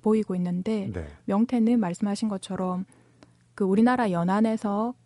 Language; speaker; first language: Korean; native; Korean